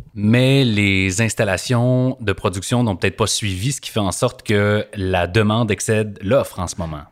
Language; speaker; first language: French; native; French